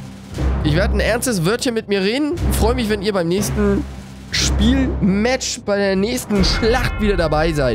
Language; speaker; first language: German; native; German